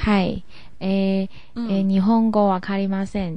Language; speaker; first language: Japanese; non-native, learner; Chinese